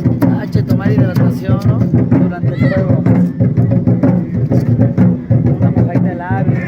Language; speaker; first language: Spanish; native; Spanish